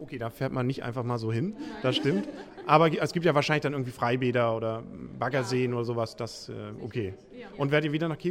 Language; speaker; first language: German; native; German